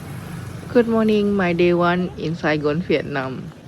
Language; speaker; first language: English; non-native, learner; Indonesian